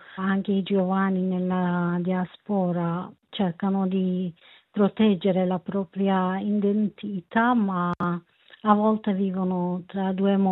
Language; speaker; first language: Italian; non-native, learner; Kurdish